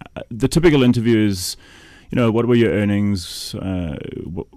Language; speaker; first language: English; native; English